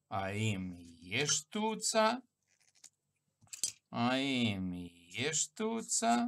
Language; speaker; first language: Hebrew; non-native, fluent; Russian